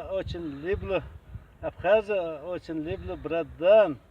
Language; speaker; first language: Russian; early bilingual, heritage; Turkish